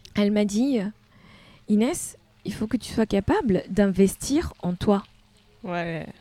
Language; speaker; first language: French; non-native, local second language; Arabic